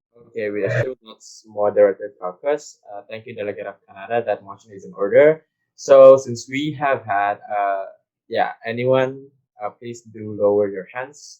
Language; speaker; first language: English; non-native, fluent; Indonesian